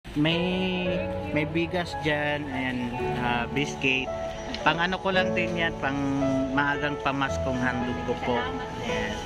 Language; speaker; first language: Filipino; native; Filipino